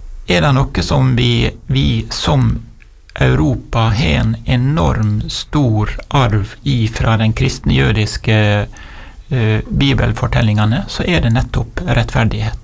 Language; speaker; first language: Norwegian; native; Norwegian